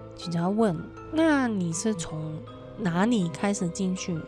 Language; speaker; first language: Chinese; non-native, fluent; Cantonese